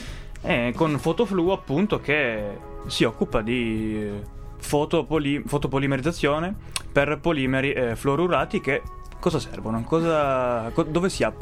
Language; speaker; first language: Italian; native; Italian